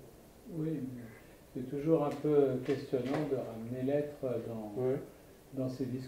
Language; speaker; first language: French; native; French